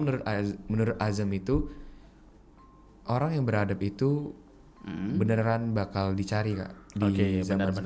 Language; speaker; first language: Indonesian; native; Indonesian